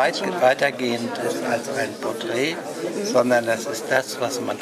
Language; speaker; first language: German; native; German